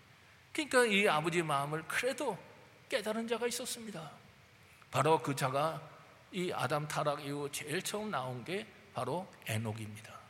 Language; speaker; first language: Korean; native; Korean